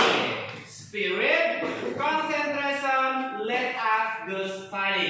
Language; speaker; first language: English; non-native, fluent; Indonesian